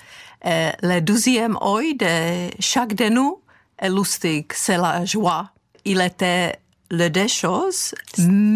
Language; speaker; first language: French; non-native, fluent; Czech